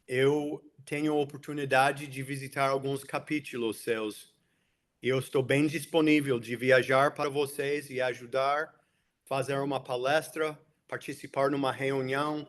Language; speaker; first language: Portuguese; non-native, fluent; English